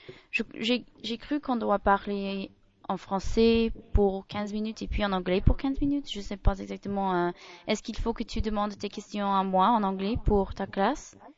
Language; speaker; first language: French; non-native, fluent; English